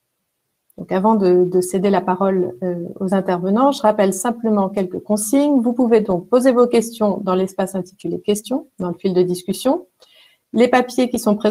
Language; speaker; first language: French; native; French